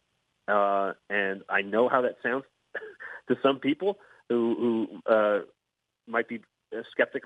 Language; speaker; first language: English; native; English